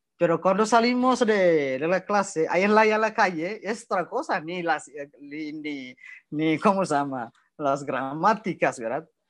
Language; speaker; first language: Spanish; non-native, learner; Indonesian